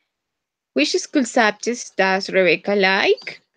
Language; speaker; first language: English; non-native, fluent; Spanish